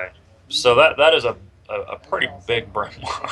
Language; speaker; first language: English; native; English